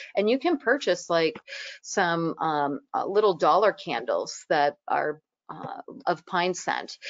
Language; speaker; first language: English; native; English